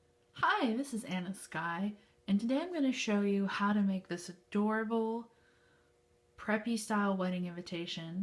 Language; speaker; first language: English; native; English